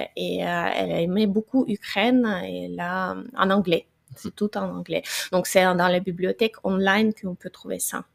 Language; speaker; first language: French; non-native, fluent; Ukrainian